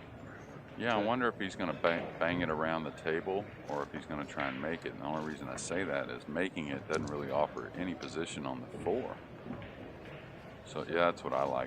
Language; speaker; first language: English; native; English